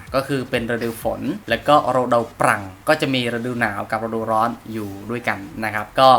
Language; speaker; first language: Thai; non-native, fluent; Khmer